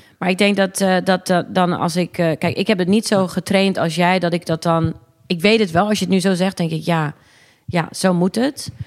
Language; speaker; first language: Dutch; early bilingual, other home language; English